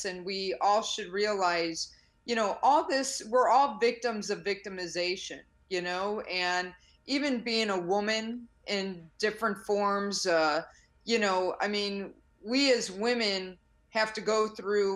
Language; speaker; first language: English; native; English